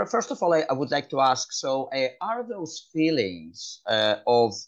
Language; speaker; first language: English; non-native, fluent; Hebrew